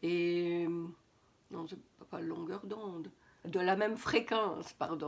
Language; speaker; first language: French; native; French